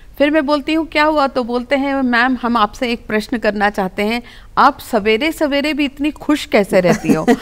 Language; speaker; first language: Hindi; non-native, local second language; Telugu